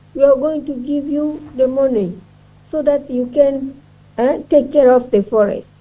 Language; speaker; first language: English; non-native, learner; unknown